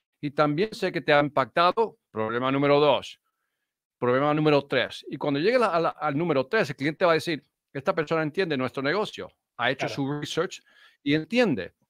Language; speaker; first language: Spanish; early bilingual, heritage; Spanish